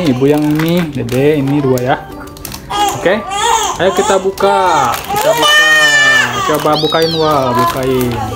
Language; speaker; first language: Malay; non-native, local second language; Sundanese